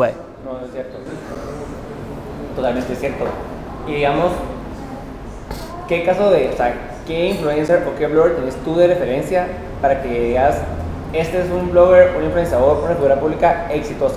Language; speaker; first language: Spanish; native; Spanish